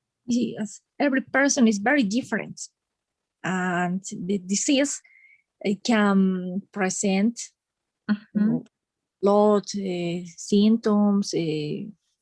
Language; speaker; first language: English; non-native, learner; Spanish